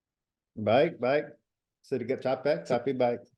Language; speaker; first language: Indonesian; non-native, fluent; English